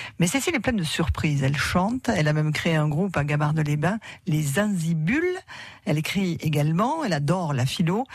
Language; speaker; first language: French; native; French